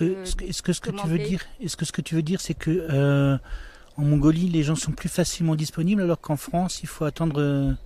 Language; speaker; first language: French; native; French